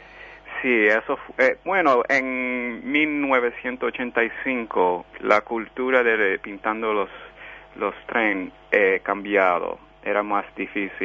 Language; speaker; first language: Spanish; early bilingual, heritage; Spanish